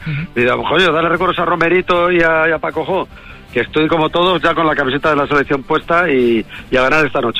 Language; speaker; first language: Spanish; native; Spanish